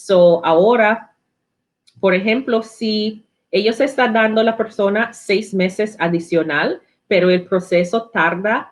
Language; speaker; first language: Spanish; non-native, learner; English